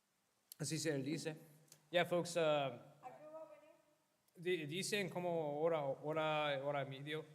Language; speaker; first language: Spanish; early bilingual, heritage; Spanish